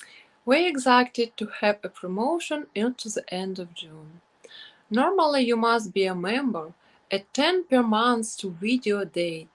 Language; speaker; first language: English; non-native, learner; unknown